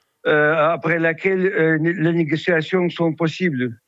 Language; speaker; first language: French; non-native, fluent; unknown